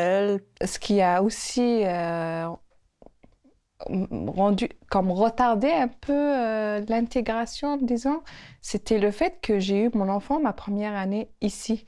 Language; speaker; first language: French; non-native, local second language; Kabyle